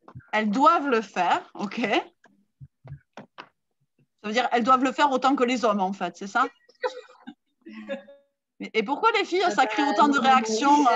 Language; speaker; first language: French; native; French